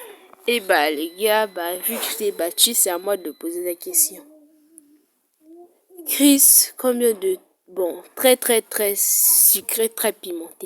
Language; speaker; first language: French; native; French